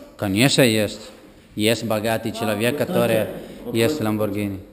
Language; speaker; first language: Russian; non-native, learner; Italian